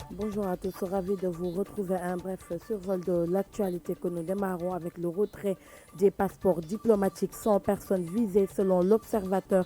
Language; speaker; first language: French; non-native, local second language; Wolof